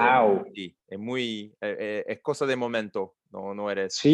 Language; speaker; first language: Spanish; non-native, learner; Portuguese